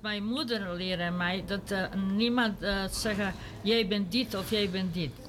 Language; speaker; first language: Dutch; non-native, learner; Serbian